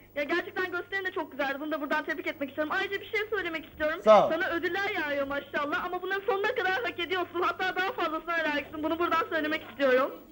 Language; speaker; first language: Turkish; native; Turkish